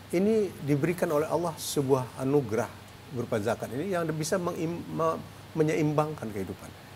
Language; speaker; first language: Indonesian; native; Indonesian